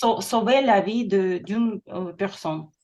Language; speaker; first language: French; non-native, fluent; Russian